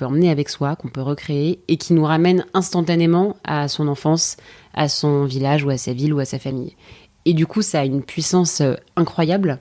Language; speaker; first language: French; native; French